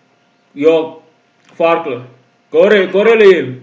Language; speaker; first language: Turkish; non-native, learner; Indonesian